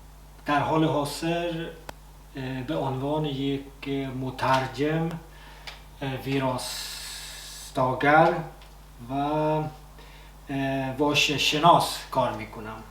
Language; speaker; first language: Persian; non-native, fluent; Swedish